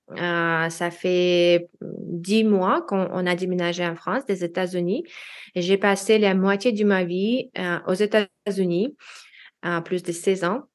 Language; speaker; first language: French; non-native, learner; Russian